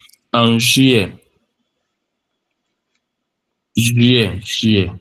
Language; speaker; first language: French; non-native, fluent; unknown